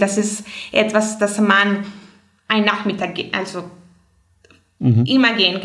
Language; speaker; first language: German; non-native, fluent; Spanish